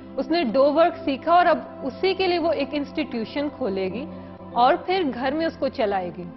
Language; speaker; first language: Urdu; native; Urdu